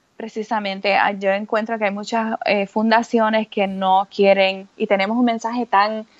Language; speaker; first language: Spanish; native; Spanish